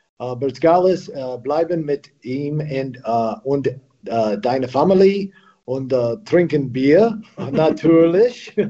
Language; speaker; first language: German; non-native, learner; English